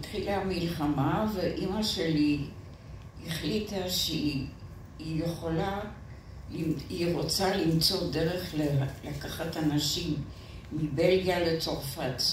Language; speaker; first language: Hebrew; non-native, fluent; French